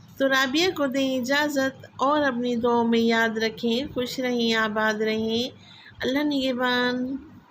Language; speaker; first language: Urdu; non-native, local second language; Saraiki